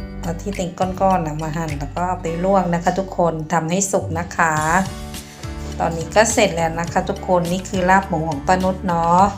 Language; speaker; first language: Thai; non-native, local second language; Northeastern Thai